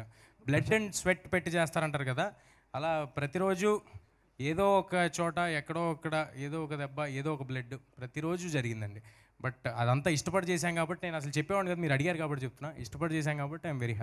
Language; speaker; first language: Telugu; native; Telugu